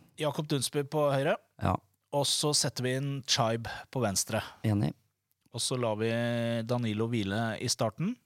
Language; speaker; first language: Norwegian; native; Norwegian